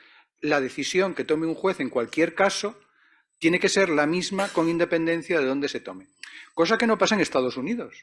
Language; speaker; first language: Spanish; native; Spanish